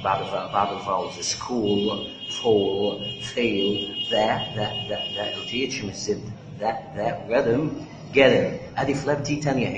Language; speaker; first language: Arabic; native; Arabic